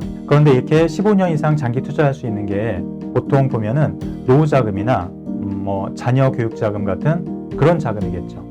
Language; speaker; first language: Korean; native; Korean